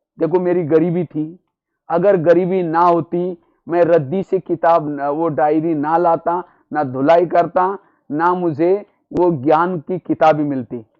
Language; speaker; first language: Hindi; non-native, local second language; Marathi